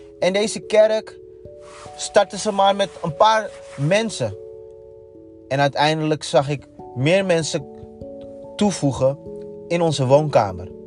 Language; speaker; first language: Dutch; native; Dutch